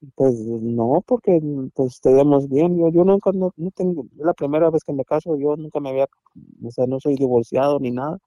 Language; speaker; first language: Spanish; native; Spanish